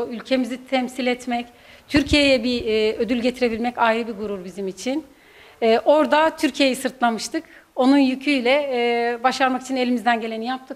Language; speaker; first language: Turkish; native; Turkish